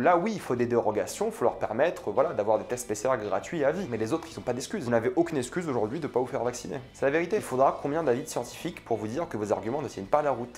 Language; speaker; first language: French; native; French